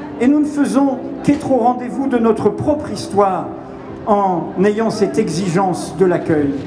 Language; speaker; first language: French; native; French